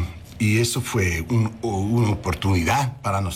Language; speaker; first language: Spanish; early bilingual, heritage; English